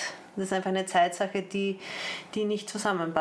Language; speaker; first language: German; native; German